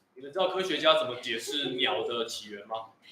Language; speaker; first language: Chinese; native; Chinese